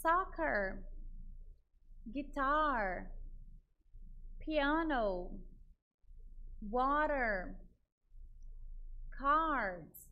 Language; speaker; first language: English; non-native, fluent; Portuguese